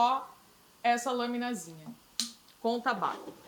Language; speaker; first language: Portuguese; native; Portuguese